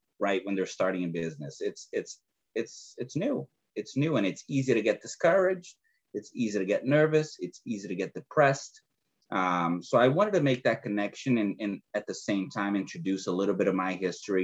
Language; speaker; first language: English; non-native, fluent; Portuguese